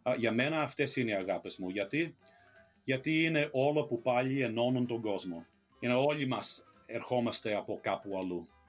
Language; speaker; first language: Greek; early bilingual, heritage; Greek